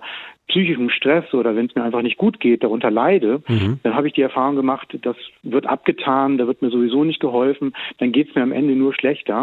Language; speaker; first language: German; native; German